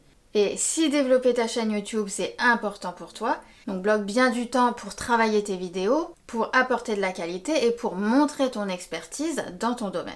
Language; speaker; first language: French; native; French